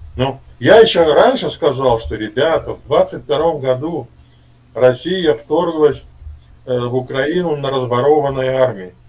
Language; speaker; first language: Russian; native; Russian